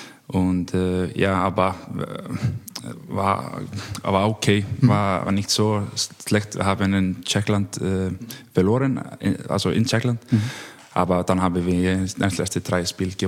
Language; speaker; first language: German; non-native, learner; Icelandic